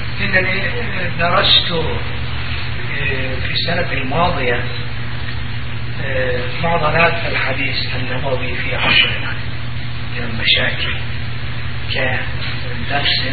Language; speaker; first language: Arabic; non-native, fluent; Turkish